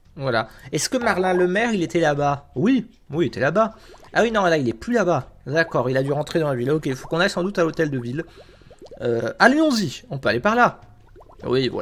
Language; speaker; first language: French; native; French